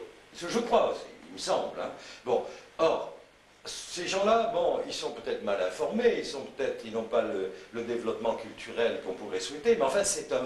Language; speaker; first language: French; native; French